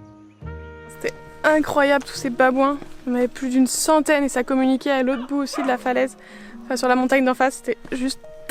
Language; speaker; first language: French; native; French